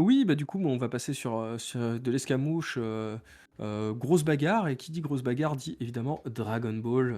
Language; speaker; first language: French; native; French